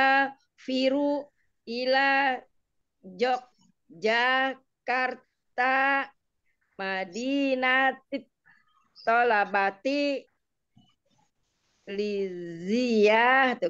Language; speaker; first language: Arabic; non-native, learner; Indonesian